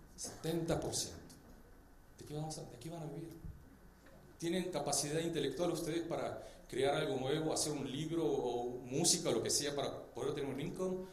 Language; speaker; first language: Spanish; early bilingual, other home language; Korean